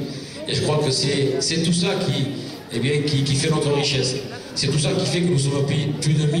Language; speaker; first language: French; native; French